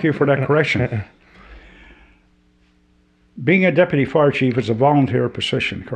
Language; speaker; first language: English; native; English